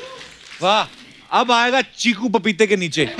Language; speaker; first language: Hindi; native; Hindi